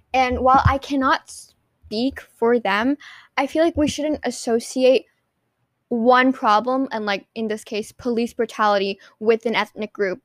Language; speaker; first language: English; early bilingual, other home language; Hindi